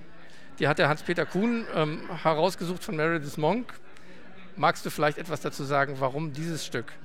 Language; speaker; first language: German; native; German